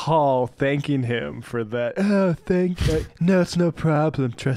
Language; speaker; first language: English; native; English